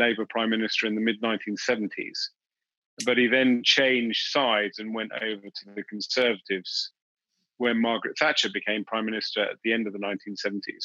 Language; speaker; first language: English; native; English